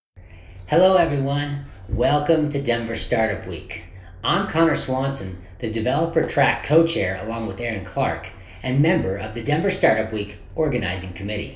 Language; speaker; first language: English; native; English